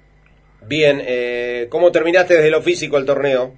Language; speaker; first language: Spanish; native; Spanish